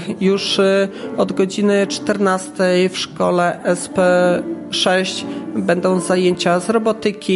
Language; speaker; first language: Polish; native; Polish